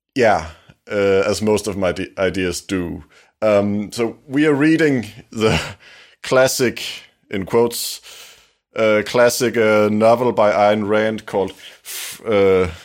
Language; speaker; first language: English; non-native, fluent; Danish